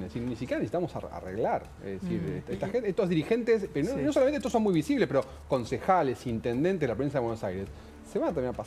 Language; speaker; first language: Spanish; native; Spanish